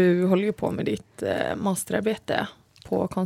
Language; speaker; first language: Swedish; native; Swedish